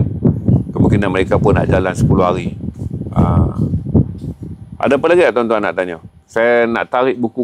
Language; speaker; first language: Malay; native; Malay